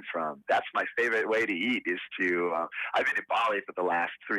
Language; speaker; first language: English; native; English